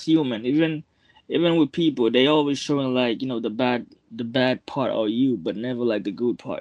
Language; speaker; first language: English; non-native, fluent; French